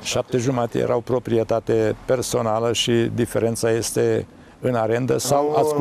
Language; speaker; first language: Romanian; native; Romanian